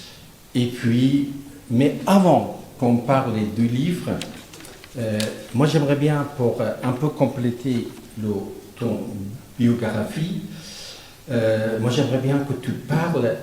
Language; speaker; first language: French; non-native, fluent; Persian